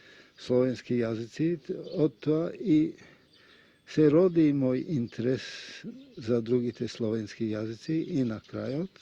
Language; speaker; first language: Macedonian; non-native, fluent; Russian